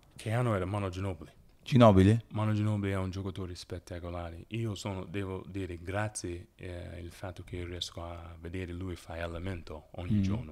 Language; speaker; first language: Italian; non-native, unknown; English